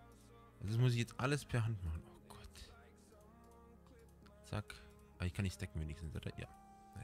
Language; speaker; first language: German; native; German